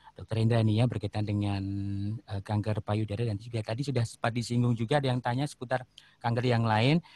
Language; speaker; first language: Indonesian; native; Indonesian